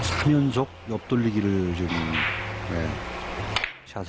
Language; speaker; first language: Korean; native; Korean